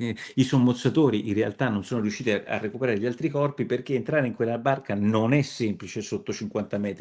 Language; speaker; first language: Italian; native; Italian